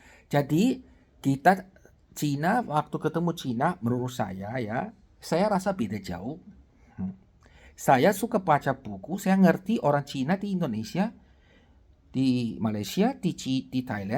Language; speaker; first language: Indonesian; non-native, fluent; Chinese